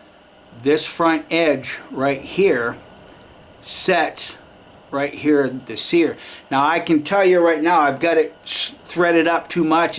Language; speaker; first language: English; native; English